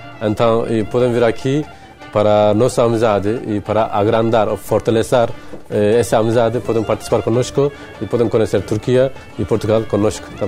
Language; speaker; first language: Portuguese; non-native, fluent; Turkish